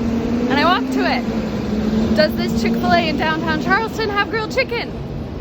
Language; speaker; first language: English; native; English